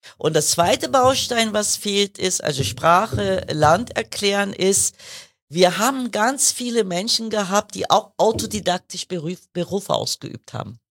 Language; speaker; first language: German; early bilingual, other home language; Kurdish